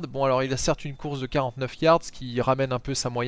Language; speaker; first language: French; native; French